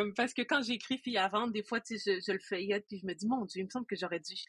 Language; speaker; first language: French; native; French